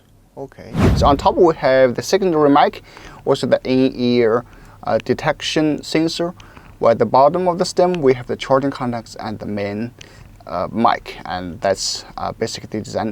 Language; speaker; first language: English; non-native, local second language; Chinese